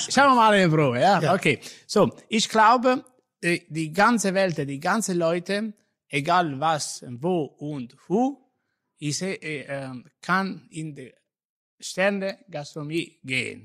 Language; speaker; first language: German; non-native, learner; Italian